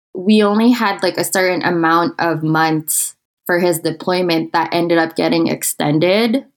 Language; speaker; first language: English; non-native, local second language; Filipino